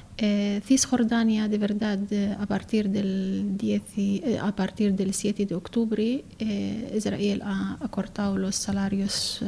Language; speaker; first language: Spanish; non-native, learner; Arabic